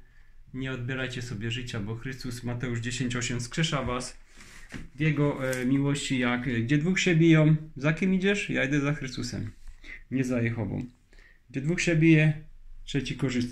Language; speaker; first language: Polish; native; Polish